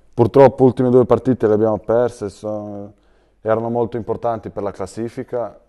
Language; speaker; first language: Italian; early bilingual, other home language; Serbian